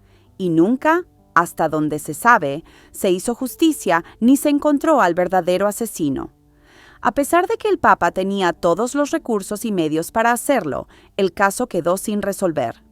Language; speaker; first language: Spanish; native; Spanish